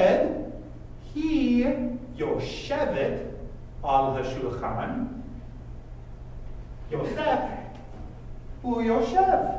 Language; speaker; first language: Hebrew; non-native, fluent; English